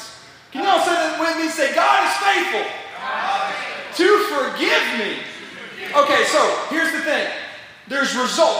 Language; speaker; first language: English; native; English